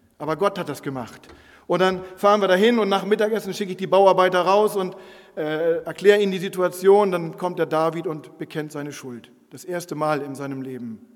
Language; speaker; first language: German; non-native, local second language; Low German